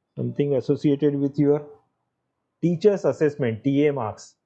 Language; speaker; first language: English; non-native, local second language; Marathi